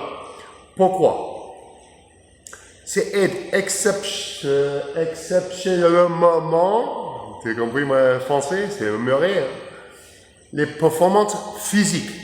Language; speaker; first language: French; non-native, learner; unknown